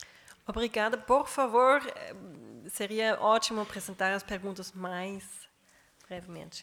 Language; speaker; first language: Portuguese; non-native, fluent; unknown